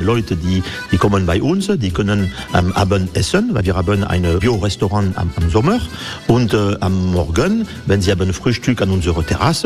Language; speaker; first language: German; non-native, learner; French